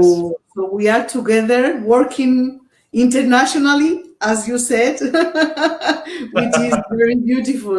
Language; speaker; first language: English; non-native, learner; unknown